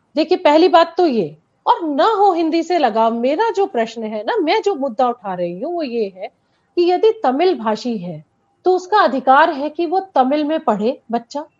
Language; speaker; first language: Hindi; native; Hindi